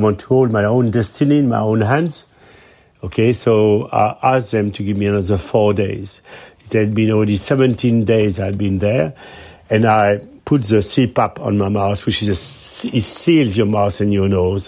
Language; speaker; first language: English; non-native, fluent; French